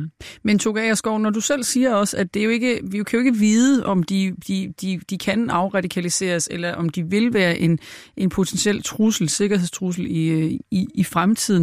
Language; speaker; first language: Danish; native; Danish